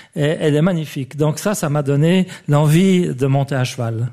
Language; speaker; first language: French; native; French